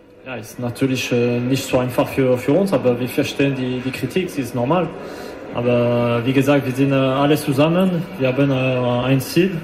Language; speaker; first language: German; non-native, fluent; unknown